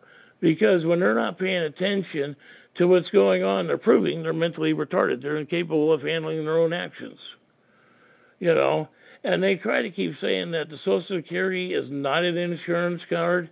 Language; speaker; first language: English; native; English